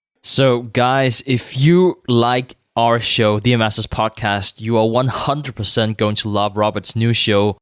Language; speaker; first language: English; non-native, fluent; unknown